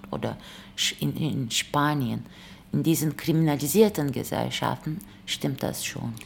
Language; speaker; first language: German; non-native, fluent; Turkish